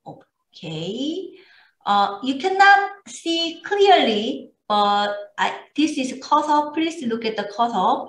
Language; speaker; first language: English; non-native, learner; Korean